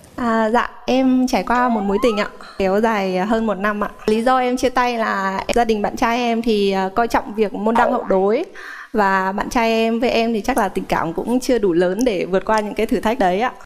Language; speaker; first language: Vietnamese; native; Vietnamese